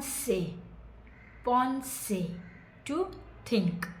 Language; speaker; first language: English; non-native, fluent; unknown